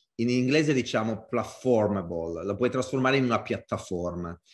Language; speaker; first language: Italian; native; Italian